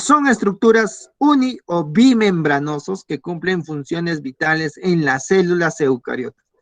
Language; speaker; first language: Spanish; native; Spanish